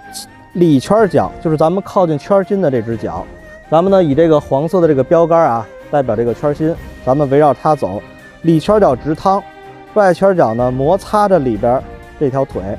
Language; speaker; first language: Chinese; native; Chinese